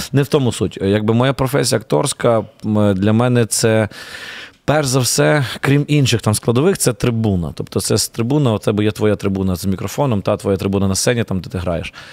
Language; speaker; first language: Ukrainian; native; Ukrainian